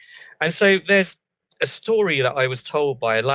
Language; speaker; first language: English; native; English